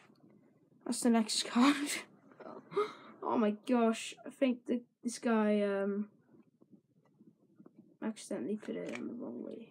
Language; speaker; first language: English; native; English